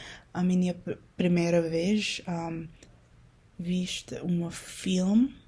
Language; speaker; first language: Portuguese; non-native, learner; Min Nan Chinese